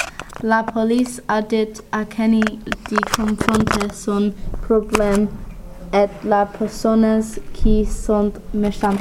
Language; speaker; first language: French; non-native, learner; Spanish